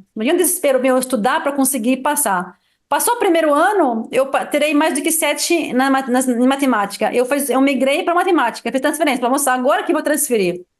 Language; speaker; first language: Portuguese; non-native, fluent; Arabic